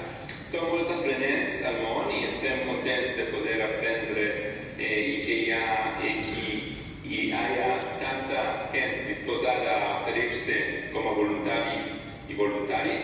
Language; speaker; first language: Catalan; non-native, learner; Hebrew